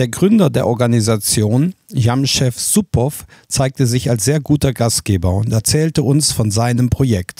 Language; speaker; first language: German; native; German